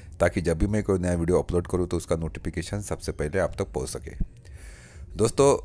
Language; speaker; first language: Hindi; non-native, local second language; Marathi